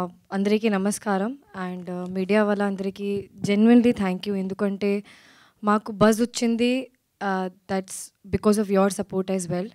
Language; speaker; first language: Telugu; non-native, learner; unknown